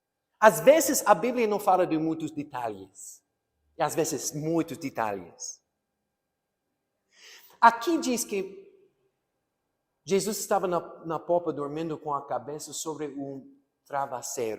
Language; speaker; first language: Portuguese; non-native, fluent; English